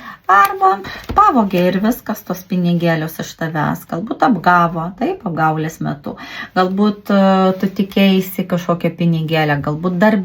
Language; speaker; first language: Lithuanian; native; Lithuanian